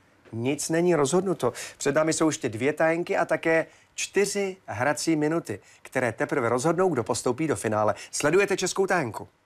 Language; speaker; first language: Czech; native; Czech